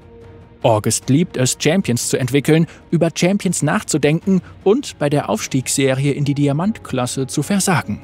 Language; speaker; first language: German; native; German